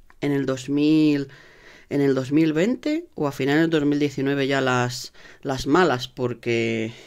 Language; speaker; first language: Spanish; native; Spanish